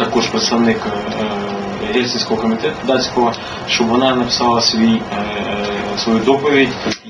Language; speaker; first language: Ukrainian; native; Ukrainian